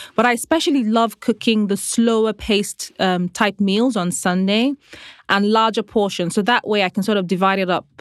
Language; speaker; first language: English; non-native, local second language; Igbo